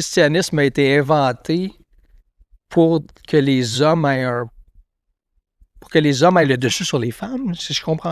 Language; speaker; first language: French; native; French